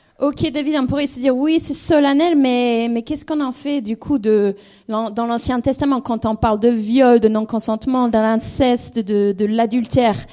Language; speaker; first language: French; non-native, fluent; English